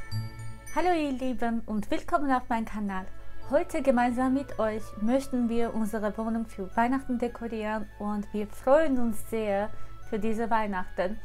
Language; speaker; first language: German; non-native, fluent; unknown